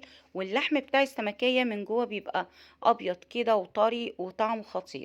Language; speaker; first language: Arabic; native; Arabic